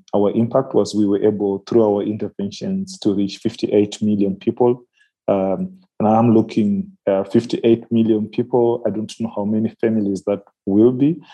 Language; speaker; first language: English; non-native, local second language; Shona